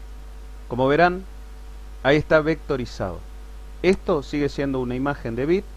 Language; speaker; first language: Spanish; native; Spanish